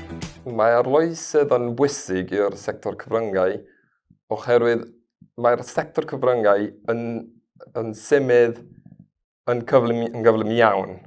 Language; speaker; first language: Welsh; non-native, learner; Spanish